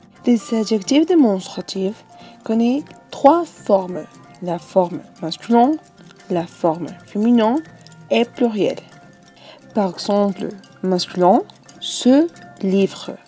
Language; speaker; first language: French; non-native, fluent; Spanish